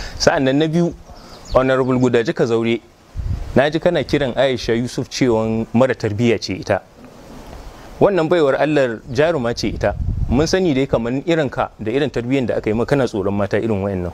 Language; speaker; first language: Hausa; non-native, local second language; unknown